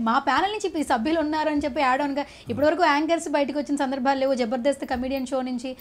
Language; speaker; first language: Telugu; native; Telugu